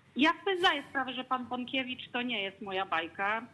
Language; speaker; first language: Polish; native; Polish